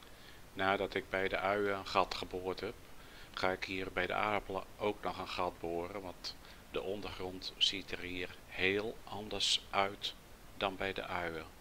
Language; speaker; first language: Dutch; native; Dutch